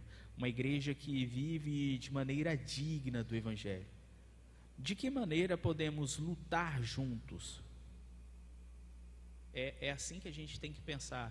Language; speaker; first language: Portuguese; native; Portuguese